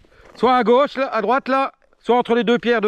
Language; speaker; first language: French; native; French